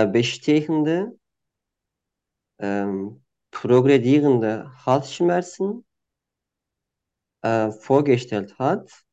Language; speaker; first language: German; non-native, fluent; Turkish